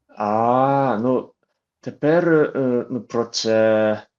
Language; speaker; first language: Ukrainian; non-native, learner; Japanese